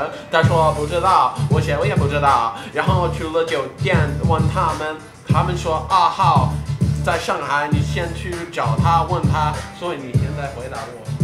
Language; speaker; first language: Chinese; non-native, fluent; English